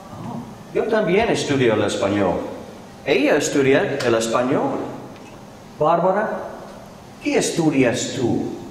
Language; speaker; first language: Spanish; non-native, fluent; English